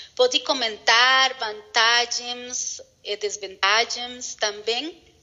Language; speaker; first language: Portuguese; non-native, learner; Spanish